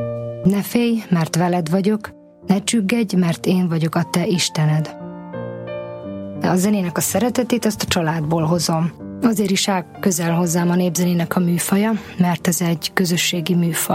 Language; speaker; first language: Hungarian; native; Hungarian